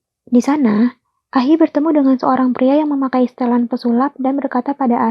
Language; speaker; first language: Indonesian; native; Indonesian